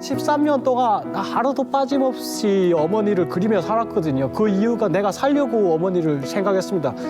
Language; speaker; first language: Korean; native; Korean